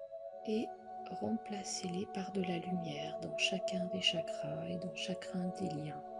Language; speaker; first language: French; native; French